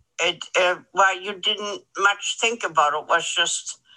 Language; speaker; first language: English; non-native, fluent; German